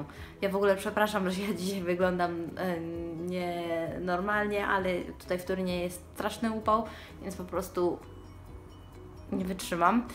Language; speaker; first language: Polish; early bilingual, heritage; Polish